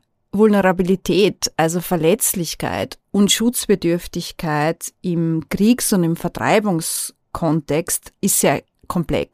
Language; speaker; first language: German; native; German